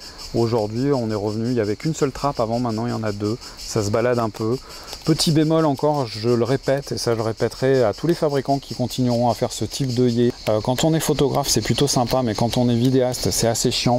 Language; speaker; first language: French; native; French